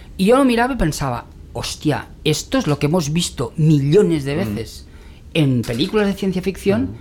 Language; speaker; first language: Spanish; native; Spanish